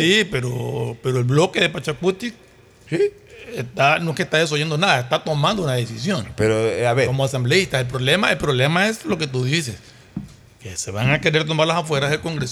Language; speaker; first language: Spanish; native; Spanish